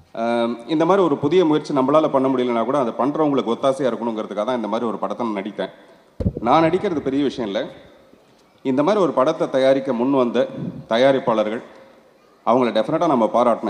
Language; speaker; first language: Tamil; native; Tamil